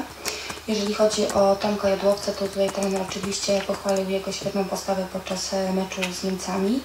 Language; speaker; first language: Polish; native; Polish